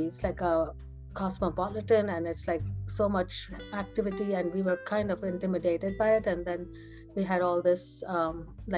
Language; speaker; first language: English; non-native, local second language; Hindi